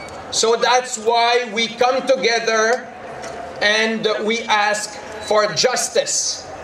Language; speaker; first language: English; non-native, fluent; French